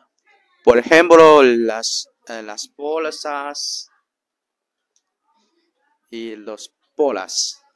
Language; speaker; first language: Spanish; non-native, learner; Chinese